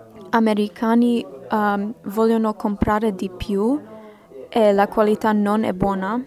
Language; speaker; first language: Italian; non-native, learner; English